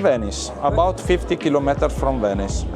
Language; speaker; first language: English; non-native, learner; Italian